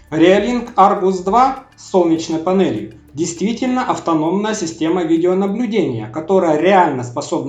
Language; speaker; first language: Russian; native; Russian